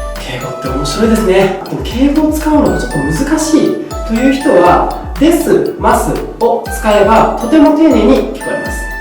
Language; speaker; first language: Japanese; native; Japanese